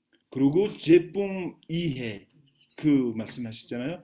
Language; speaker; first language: Korean; non-native, fluent; Mongolian